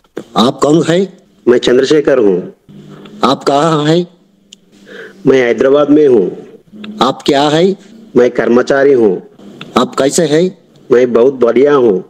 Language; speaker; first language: Hindi; non-native, learner; Telugu